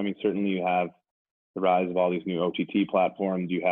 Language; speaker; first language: English; native; English